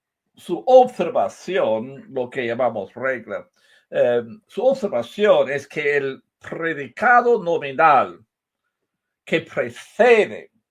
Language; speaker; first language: Spanish; non-native, fluent; English